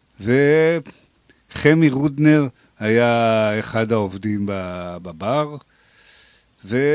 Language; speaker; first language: Hebrew; native; Hebrew